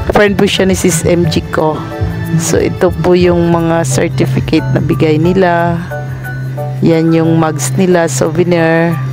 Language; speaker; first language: Filipino; non-native, local second language; Cebuano